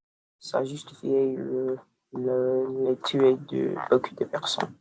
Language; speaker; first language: French; non-native, learner; English